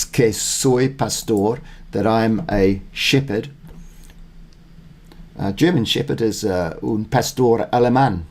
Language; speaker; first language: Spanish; non-native, learner; English